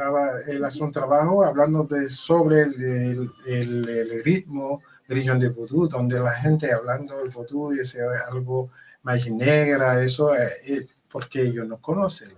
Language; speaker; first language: Spanish; non-native, learner; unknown